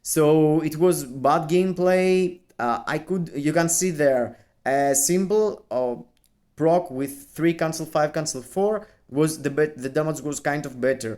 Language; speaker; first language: English; non-native, fluent; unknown